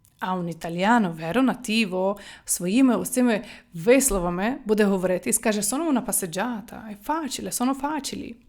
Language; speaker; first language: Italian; non-native, fluent; Ukrainian